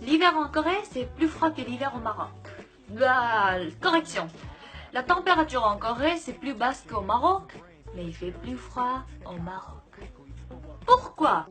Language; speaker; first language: French; non-native, fluent; Korean